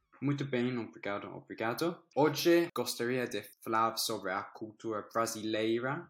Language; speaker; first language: Portuguese; non-native, learner; English